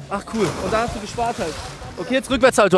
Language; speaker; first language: German; native; German